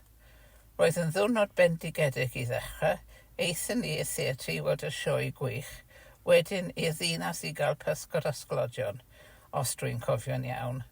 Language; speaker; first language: Welsh; non-native, fluent; English